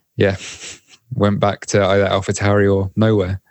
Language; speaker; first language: English; native; English